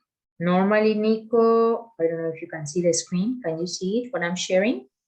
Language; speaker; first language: English; non-native, fluent; Spanish